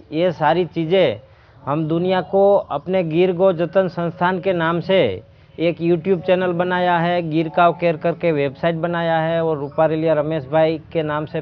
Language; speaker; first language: Hindi; non-native, local second language; Gujarati